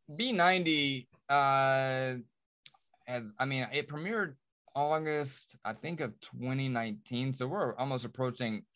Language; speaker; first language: English; native; English